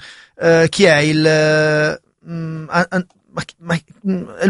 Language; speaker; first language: Italian; native; Italian